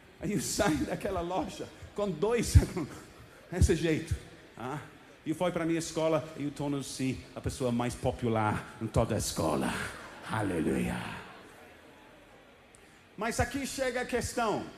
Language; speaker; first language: Portuguese; non-native, fluent; English